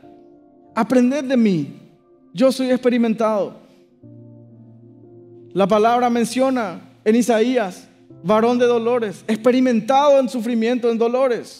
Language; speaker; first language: Spanish; native; Spanish